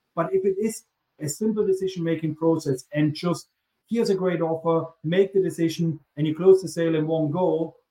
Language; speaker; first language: English; non-native, fluent; German